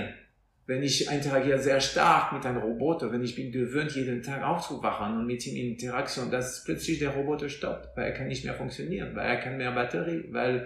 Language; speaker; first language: German; non-native, fluent; French